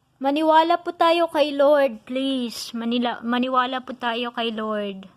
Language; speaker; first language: Filipino; non-native, local second language; Cebuano